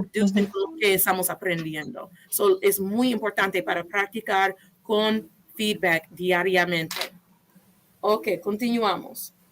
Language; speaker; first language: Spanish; non-native, fluent; English